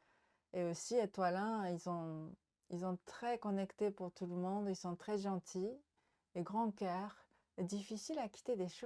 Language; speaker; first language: French; non-native, learner; Japanese